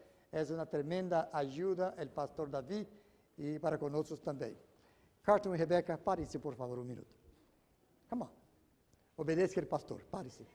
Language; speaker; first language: Spanish; non-native, fluent; Portuguese